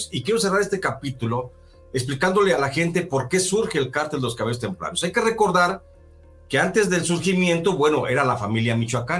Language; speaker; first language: Spanish; native; Spanish